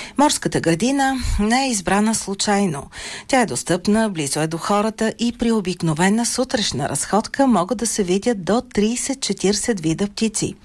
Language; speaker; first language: Bulgarian; native; Bulgarian